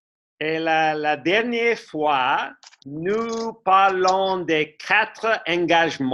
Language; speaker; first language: French; non-native, learner; English